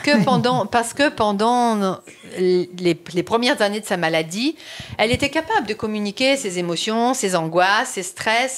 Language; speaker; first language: French; native; French